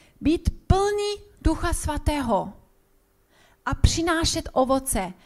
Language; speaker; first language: Czech; non-native, fluent; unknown